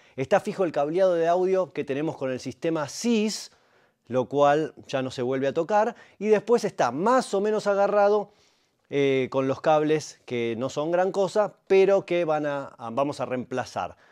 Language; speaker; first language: Spanish; native; Spanish